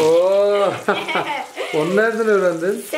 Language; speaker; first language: Turkish; native; Turkish